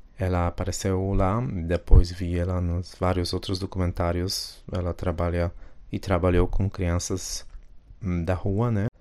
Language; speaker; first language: Portuguese; non-native, fluent; Polish